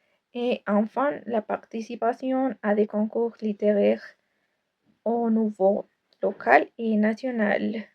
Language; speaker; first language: French; non-native, fluent; Spanish